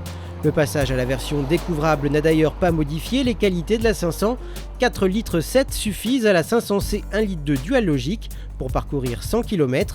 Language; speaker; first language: French; native; French